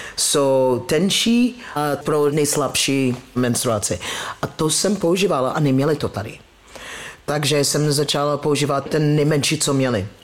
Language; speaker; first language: Czech; non-native, fluent; English